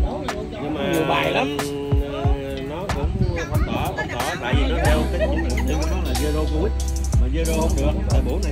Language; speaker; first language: Vietnamese; native; Vietnamese